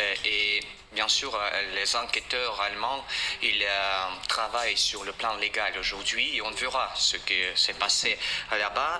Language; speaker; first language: French; non-native, fluent; Russian